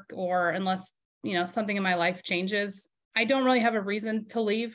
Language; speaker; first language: English; native; English